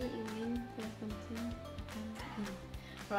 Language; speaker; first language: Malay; non-native, learner; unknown